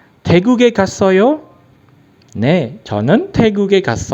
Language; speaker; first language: Korean; non-native, fluent; Indonesian